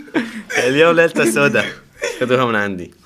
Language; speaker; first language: Arabic; native; Arabic